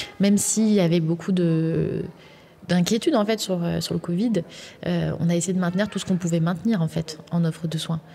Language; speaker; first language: French; native; French